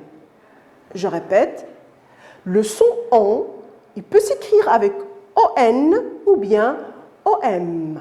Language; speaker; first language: French; non-native, local second language; Arabic